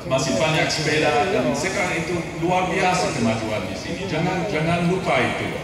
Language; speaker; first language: Indonesian; non-native, fluent; English